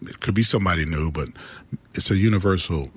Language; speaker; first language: English; native; English